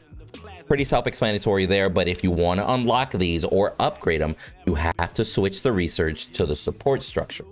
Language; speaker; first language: English; native; English